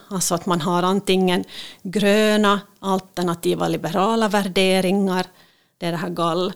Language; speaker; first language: Swedish; native; Swedish